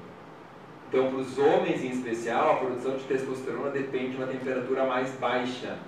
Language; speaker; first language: Portuguese; native; Portuguese